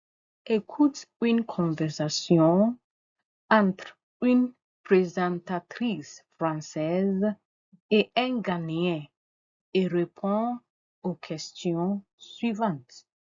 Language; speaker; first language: French; non-native, fluent; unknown